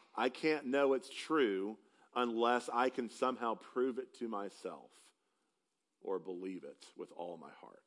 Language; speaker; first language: English; native; English